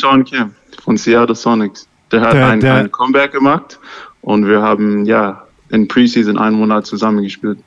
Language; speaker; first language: German; non-native, learner; English